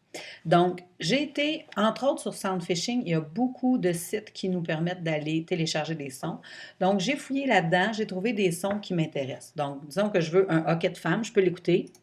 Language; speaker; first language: French; native; French